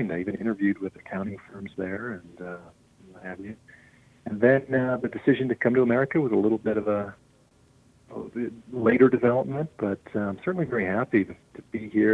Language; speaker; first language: English; native; English